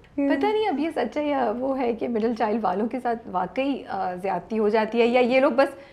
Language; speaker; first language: Urdu; native; Urdu